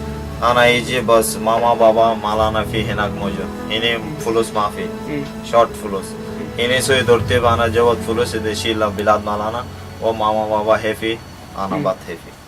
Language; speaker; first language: Arabic; non-native, learner; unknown